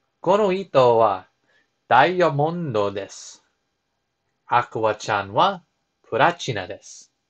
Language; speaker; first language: Japanese; non-native, learner; English